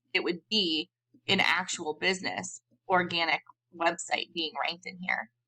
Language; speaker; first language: English; native; English